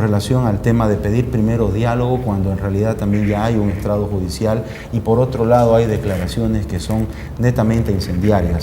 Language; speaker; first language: Spanish; native; Spanish